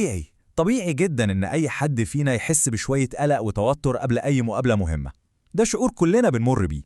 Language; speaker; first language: Arabic; native; Arabic